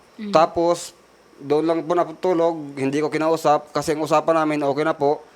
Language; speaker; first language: Filipino; native; Filipino